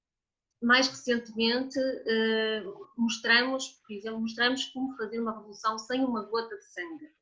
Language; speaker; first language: Portuguese; native; Portuguese